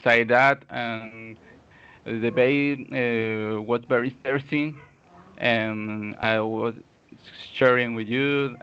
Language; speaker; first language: English; non-native, learner; Spanish